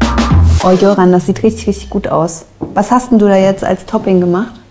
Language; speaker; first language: German; native; German